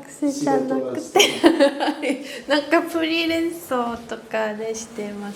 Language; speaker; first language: Japanese; non-native, learner; Korean